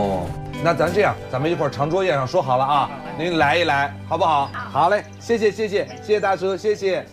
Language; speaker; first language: Chinese; native; Chinese